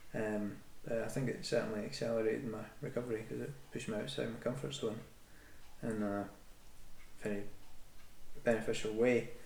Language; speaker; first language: English; native; English